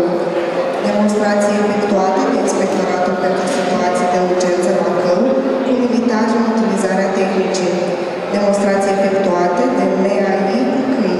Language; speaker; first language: Romanian; native; Romanian